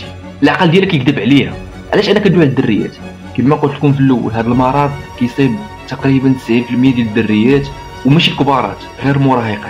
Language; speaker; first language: Arabic; native; Arabic